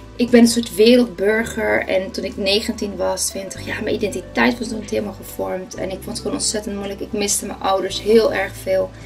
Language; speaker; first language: Dutch; non-native, fluent; Spanish